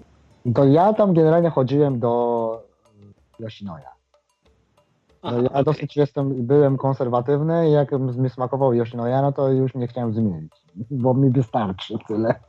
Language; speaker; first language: Polish; non-native, fluent; Japanese